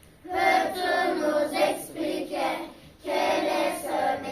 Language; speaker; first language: French; non-native, learner; Turkish